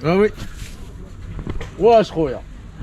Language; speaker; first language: Arabic; native; Arabic